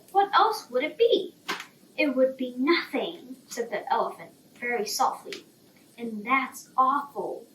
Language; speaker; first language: English; non-native, fluent; Korean